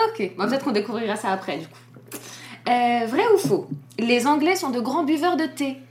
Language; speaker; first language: French; native; French